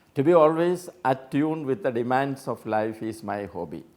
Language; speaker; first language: English; non-native, local second language; Malayalam